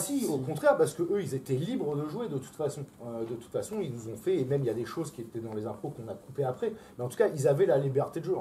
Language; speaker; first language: French; native; French